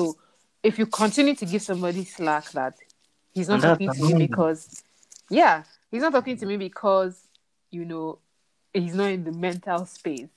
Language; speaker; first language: English; non-native, local second language; Yoruba